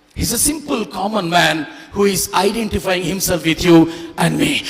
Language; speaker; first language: English; non-native, local second language; Telugu